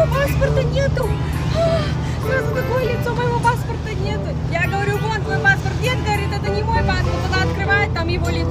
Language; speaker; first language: Russian; native; Russian